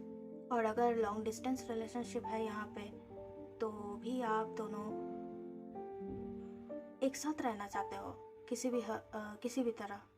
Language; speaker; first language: Hindi; native; Hindi